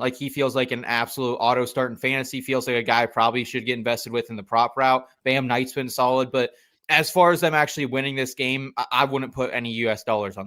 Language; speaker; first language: English; native; English